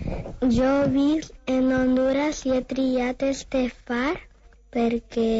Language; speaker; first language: Catalan; non-native, learner; Spanish